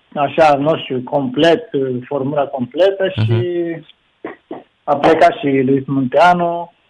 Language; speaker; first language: Romanian; non-native, fluent; Japanese